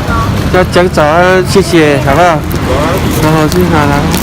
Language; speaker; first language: Chinese; native; Chinese